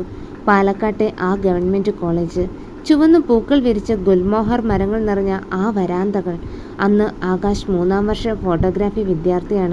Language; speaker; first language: Malayalam; native; Malayalam